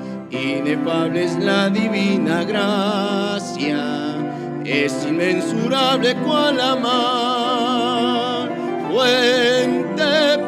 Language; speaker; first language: Spanish; native; Spanish